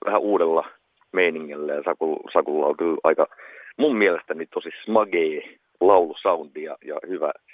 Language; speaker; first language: Finnish; native; Finnish